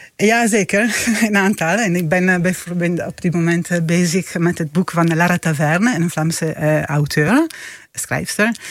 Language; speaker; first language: Dutch; non-native, fluent; Italian